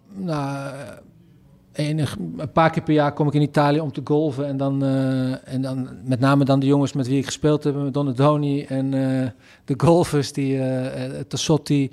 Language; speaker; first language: Dutch; native; Dutch